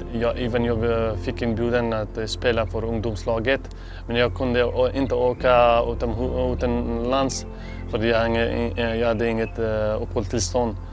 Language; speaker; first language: Swedish; non-native, fluent; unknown